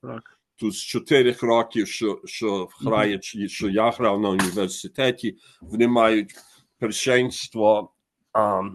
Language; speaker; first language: Ukrainian; early bilingual, heritage; Ukrainian